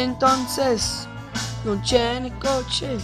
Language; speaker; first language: Spanish; non-native, learner; French